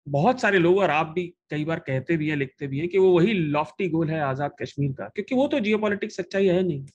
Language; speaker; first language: Hindi; native; Hindi